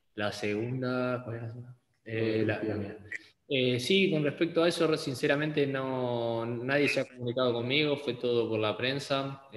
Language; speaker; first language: Spanish; native; Spanish